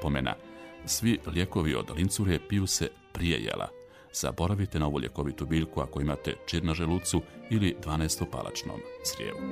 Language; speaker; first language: Croatian; native; Croatian